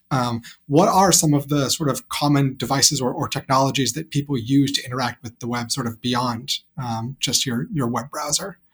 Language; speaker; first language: English; native; English